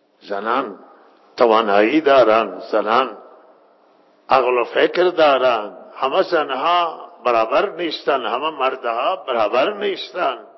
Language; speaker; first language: Persian; non-native, local second language; Baluchi